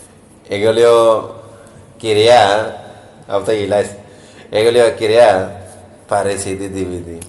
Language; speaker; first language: Greek; non-native, learner; Punjabi